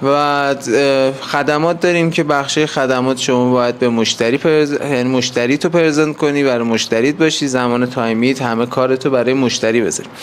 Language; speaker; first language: Persian; native; Persian